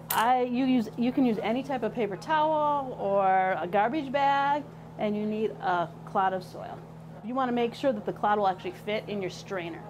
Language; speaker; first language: English; native; English